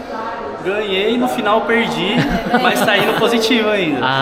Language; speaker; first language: Portuguese; native; Portuguese